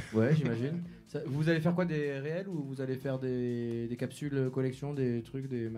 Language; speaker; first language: French; native; French